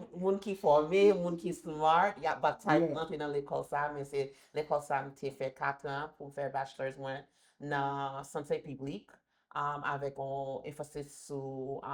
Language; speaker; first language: Haitian Creole; early bilingual, heritage; English